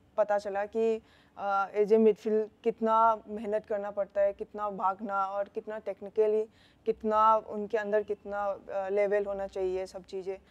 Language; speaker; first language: Hindi; non-native, local second language; Manipuri